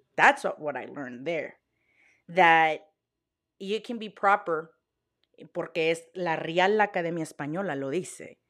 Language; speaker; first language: English; early bilingual, other home language; Spanish